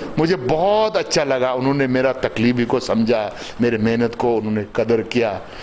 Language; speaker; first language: Hindi; non-native, local second language; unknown